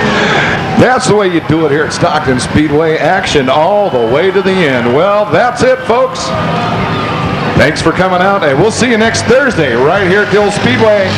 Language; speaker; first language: English; native; English